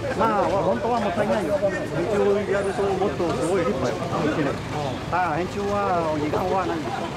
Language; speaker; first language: Japanese; non-native, learner; Spanish